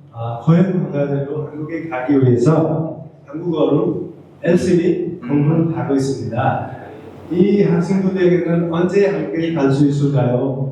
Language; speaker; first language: Korean; non-native, fluent; Nepali